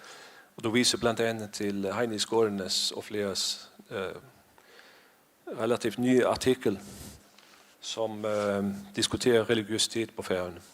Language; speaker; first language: Danish; non-native, fluent; Faroese